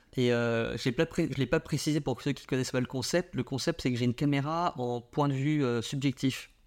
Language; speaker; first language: French; early bilingual, other home language; Vietnamese